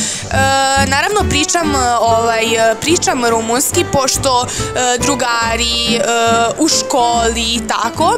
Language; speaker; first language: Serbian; early bilingual, heritage; Serbian